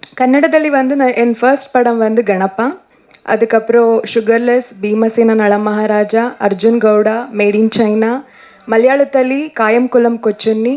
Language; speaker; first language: Tamil; non-native, learner; Kannada